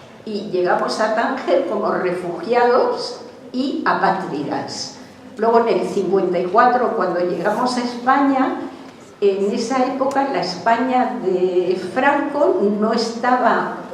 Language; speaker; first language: Spanish; early bilingual, other home language; Hungarian